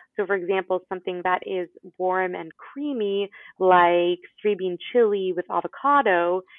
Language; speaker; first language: English; native; English